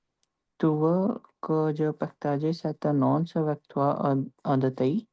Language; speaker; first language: French; non-native, learner; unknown